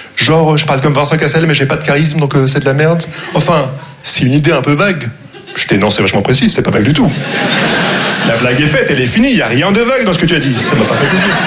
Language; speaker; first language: French; non-native, local second language; Arabic